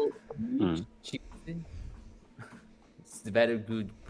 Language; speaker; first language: English; non-native, learner; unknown